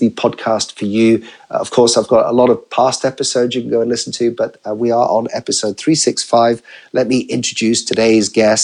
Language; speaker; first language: English; native; English